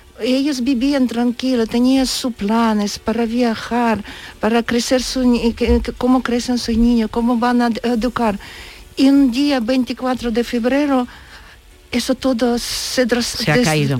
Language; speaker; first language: Spanish; non-native, learner; Ukrainian